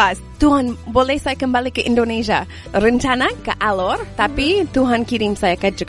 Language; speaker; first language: Indonesian; non-native, learner; English